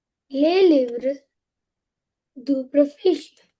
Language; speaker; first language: French; non-native, learner; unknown